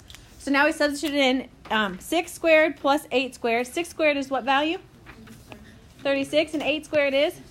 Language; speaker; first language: English; native; English